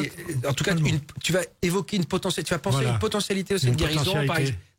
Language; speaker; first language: French; native; French